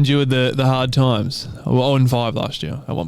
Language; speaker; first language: English; native; English